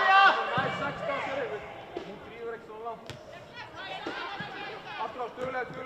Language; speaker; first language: Icelandic; non-native, learner; Swedish